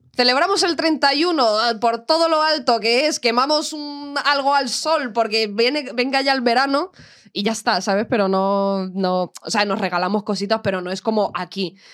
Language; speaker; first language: Spanish; early bilingual, other home language; Russian